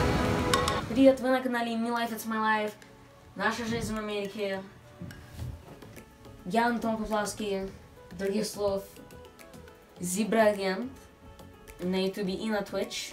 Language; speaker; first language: Russian; early bilingual, other home language; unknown